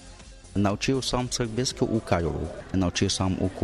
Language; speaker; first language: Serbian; non-native, learner; Arabic